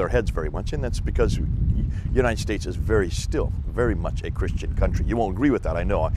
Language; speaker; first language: English; native; English